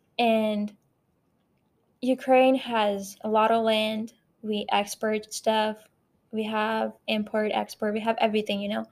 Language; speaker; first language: English; non-native, fluent; Ukrainian